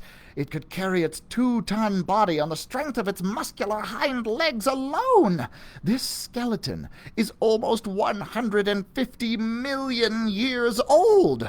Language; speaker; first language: English; native; English